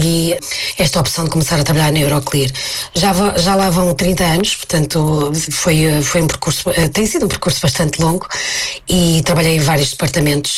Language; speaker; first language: Portuguese; native; Portuguese